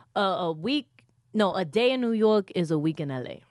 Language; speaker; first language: English; early bilingual, other home language; Spanish